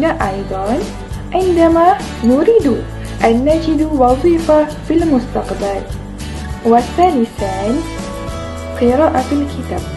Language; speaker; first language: Arabic; non-native, learner; Malay